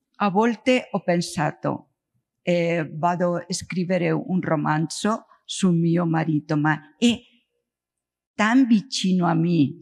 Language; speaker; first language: Italian; non-native, learner; Spanish